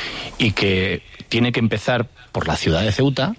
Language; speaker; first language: Spanish; native; Spanish